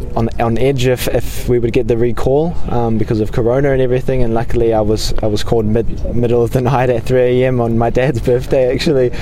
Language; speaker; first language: English; native; English